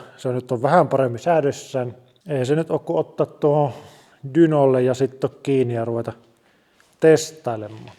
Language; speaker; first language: Finnish; native; Finnish